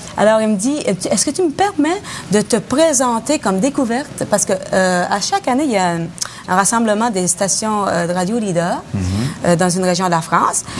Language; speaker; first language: French; native; French